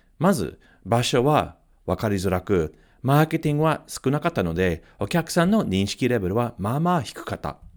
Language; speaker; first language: Japanese; non-native, fluent; English